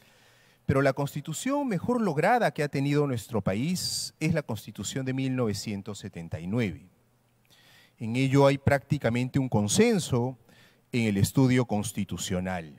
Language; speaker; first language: Spanish; native; Spanish